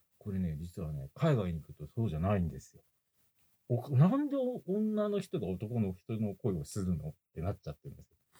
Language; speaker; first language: Japanese; native; Japanese